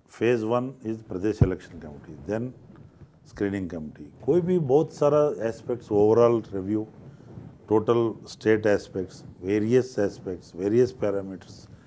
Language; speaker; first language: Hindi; non-native, local second language; Telugu